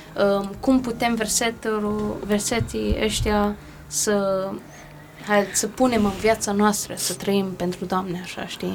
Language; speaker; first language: Romanian; early bilingual, heritage; Romanian